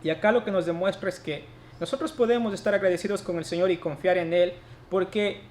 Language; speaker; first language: Spanish; native; Spanish